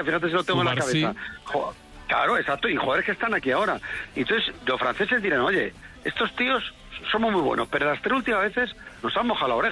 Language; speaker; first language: Spanish; native; Spanish